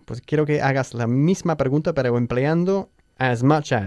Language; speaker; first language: Spanish; non-native, fluent; English